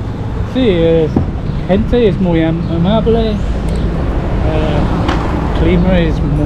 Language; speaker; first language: Spanish; non-native, learner; English